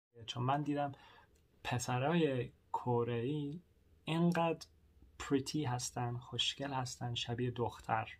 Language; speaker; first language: Persian; non-native, learner; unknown